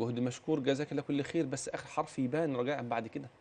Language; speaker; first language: Arabic; native; Arabic